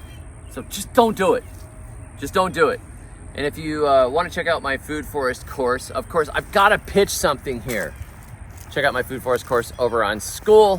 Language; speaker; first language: English; native; English